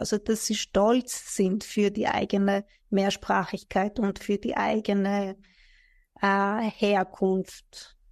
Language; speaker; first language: German; non-native, fluent; Greek